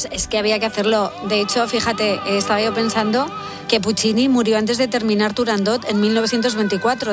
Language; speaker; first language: Spanish; native; Spanish